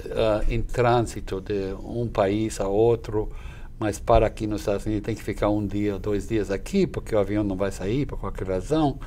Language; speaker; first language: Portuguese; non-native, fluent; English